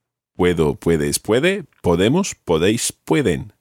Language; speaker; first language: Spanish; non-native, fluent; English